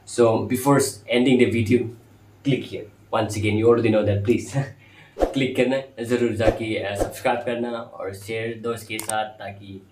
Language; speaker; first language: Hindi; non-native, local second language; Kok Borok